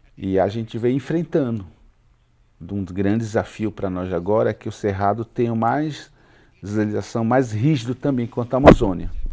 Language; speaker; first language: Portuguese; non-native, local second language; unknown